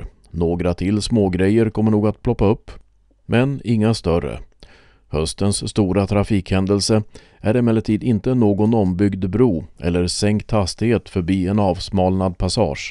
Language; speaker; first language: Swedish; native; Swedish